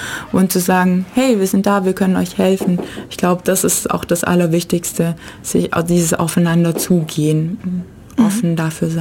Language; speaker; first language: German; native; German